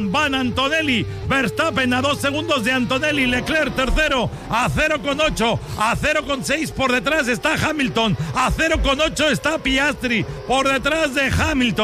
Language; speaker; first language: Spanish; native; Spanish